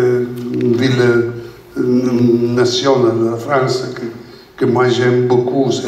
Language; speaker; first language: French; non-native, learner; Italian